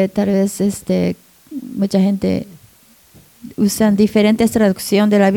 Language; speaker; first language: Spanish; non-native, learner; Japanese